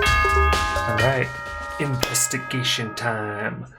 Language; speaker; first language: English; native; English